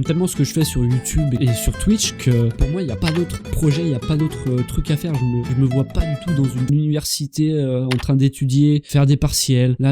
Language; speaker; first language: French; native; French